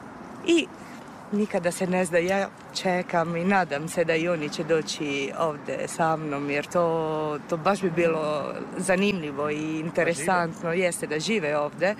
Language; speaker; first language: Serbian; non-native, fluent; Italian